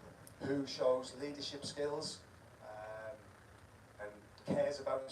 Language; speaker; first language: English; native; English